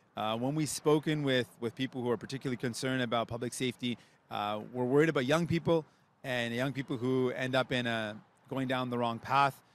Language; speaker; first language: English; early bilingual, other home language; Punjabi